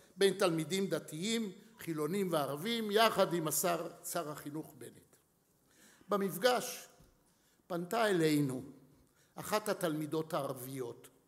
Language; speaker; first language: Hebrew; native; Hebrew